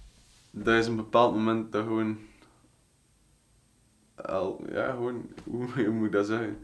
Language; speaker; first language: Dutch; native; Dutch